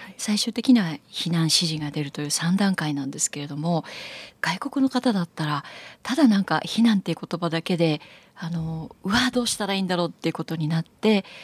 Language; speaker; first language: Japanese; native; Japanese